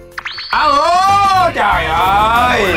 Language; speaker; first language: Vietnamese; native; Vietnamese